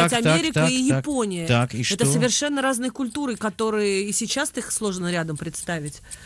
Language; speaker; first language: Russian; native; Russian